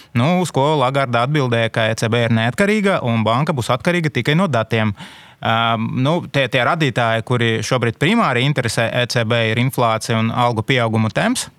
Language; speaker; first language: Latvian; non-native, local second language; Russian